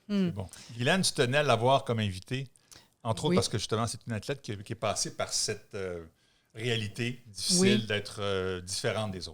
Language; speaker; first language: French; native; French